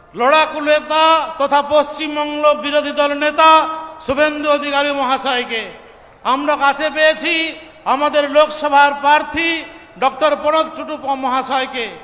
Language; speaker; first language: Bangla; native; Bangla